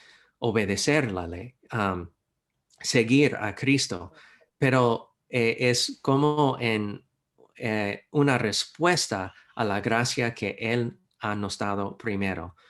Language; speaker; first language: Spanish; non-native, fluent; English